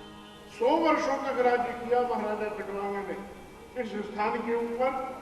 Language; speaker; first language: Hindi; native; Hindi